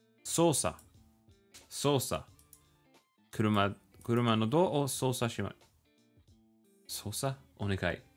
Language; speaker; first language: Japanese; non-native, learner; English